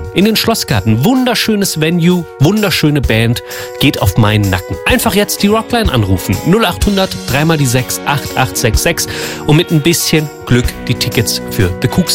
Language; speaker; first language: German; native; German